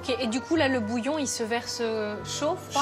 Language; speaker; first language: French; native; French